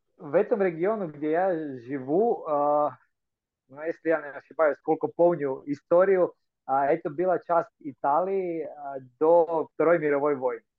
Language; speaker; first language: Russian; non-native, fluent; Croatian